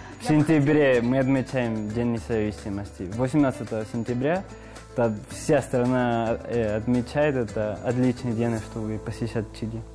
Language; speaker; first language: Russian; non-native, fluent; Spanish